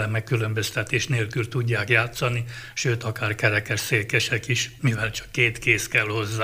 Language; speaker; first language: Hungarian; native; Hungarian